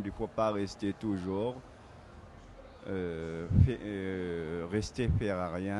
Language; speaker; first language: French; non-native, local second language; Tamasheq